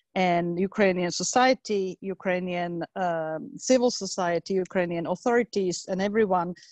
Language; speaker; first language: English; non-native, fluent; Slovak